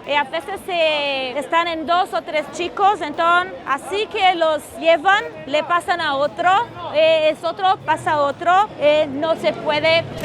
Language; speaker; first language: Spanish; non-native, fluent; Portuguese